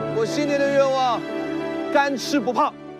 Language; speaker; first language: Chinese; native; Chinese